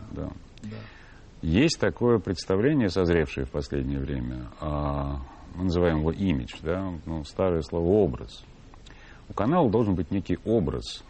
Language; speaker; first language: Russian; native; Russian